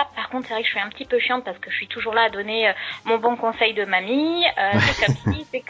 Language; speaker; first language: French; native; French